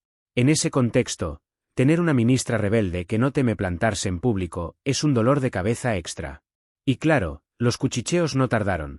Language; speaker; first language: Spanish; native; Spanish